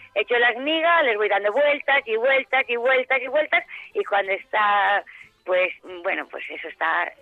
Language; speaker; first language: Spanish; native; Spanish